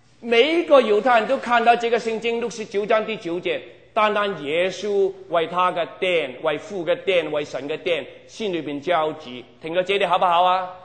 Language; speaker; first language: Chinese; non-native, local second language; Cantonese